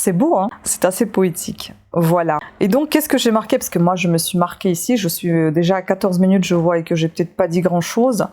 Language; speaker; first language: French; non-native, fluent; Russian